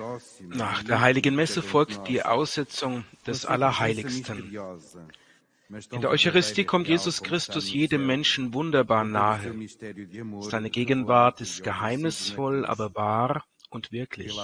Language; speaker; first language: German; native; German